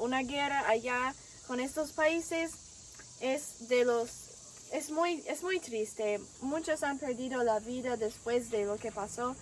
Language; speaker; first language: Spanish; non-native, fluent; English